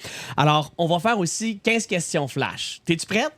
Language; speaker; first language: French; native; French